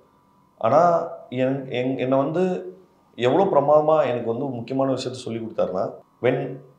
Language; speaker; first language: Tamil; native; Tamil